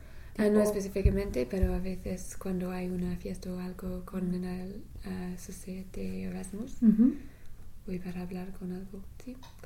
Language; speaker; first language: Spanish; non-native, learner; English